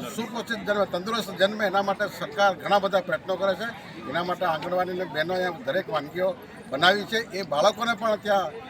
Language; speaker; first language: Gujarati; native; Gujarati